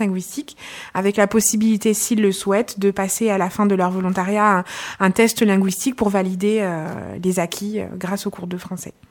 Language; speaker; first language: French; native; French